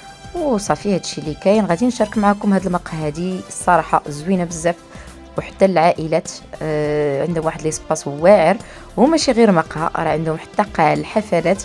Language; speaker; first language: Arabic; native; Arabic